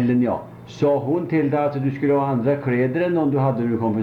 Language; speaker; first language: Swedish; native; Swedish